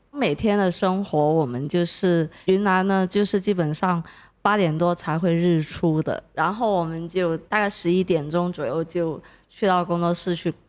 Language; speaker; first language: Chinese; non-native, local second language; Cantonese